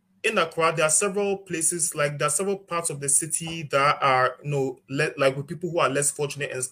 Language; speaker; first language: English; non-native, local second language; Akan